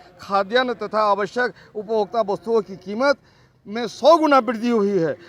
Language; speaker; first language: Hindi; native; Hindi